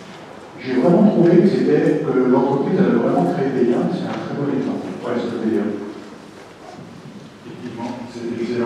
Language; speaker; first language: French; native; French